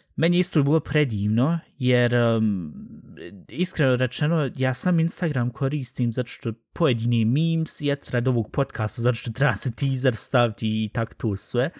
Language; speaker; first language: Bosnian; native; Bosnian